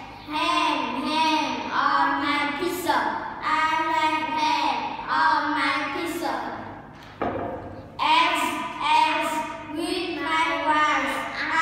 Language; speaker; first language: English; non-native, learner; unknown